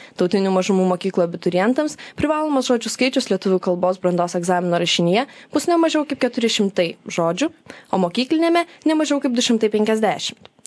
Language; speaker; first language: Lithuanian; native; Lithuanian